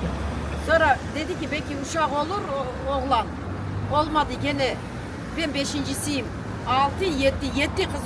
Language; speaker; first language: Turkish; early bilingual, heritage; Turkish